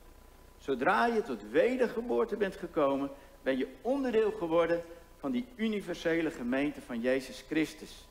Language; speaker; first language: Dutch; native; Dutch